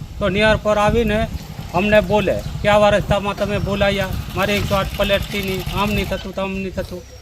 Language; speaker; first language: Gujarati; non-native, local second language; Rathawi